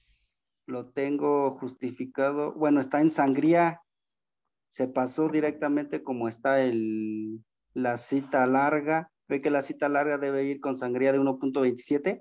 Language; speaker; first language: Spanish; native; Spanish